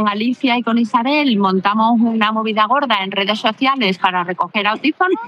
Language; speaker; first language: Spanish; native; Spanish